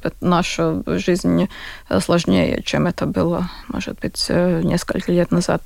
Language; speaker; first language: Russian; non-native, local second language; Latvian